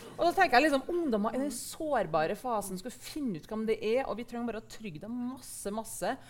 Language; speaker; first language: Norwegian; native; Norwegian